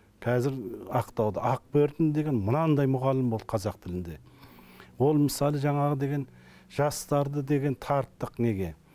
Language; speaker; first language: Kazakh; early bilingual, heritage; Kazakh